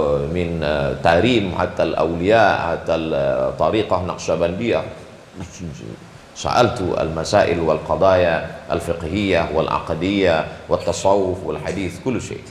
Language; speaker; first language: Arabic; non-native, fluent; Indonesian